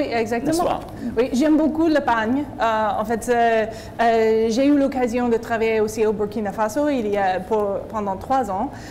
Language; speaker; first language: French; non-native, fluent; English